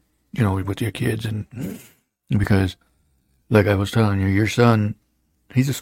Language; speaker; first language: English; native; English